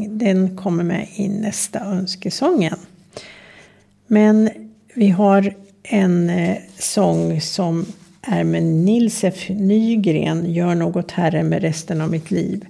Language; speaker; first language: Swedish; native; Swedish